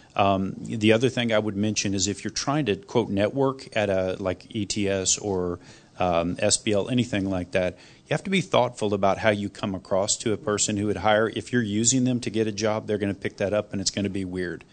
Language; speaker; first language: English; non-native, fluent; Korean